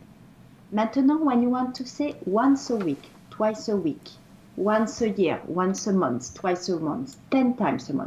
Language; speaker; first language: English; non-native, fluent; French